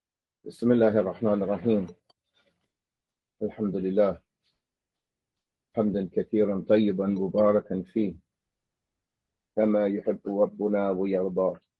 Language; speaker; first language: Arabic; non-native, fluent; English